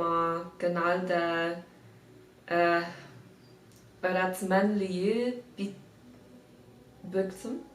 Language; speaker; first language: Turkish; non-native, learner; English